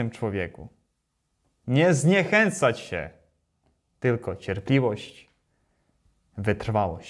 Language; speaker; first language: Polish; non-native, fluent; Ukrainian